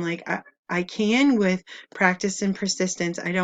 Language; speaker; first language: English; native; English